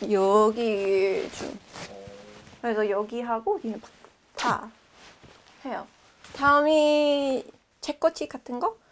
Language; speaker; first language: Korean; non-native, fluent; English